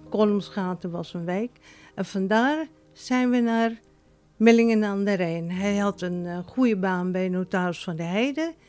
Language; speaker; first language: Dutch; native; Dutch